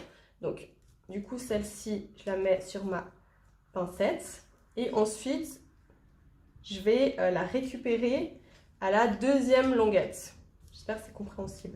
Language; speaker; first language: French; native; French